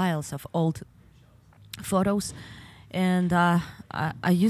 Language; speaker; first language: English; non-native, fluent; Ukrainian